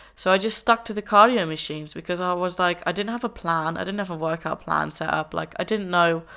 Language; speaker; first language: English; non-native, fluent; Dutch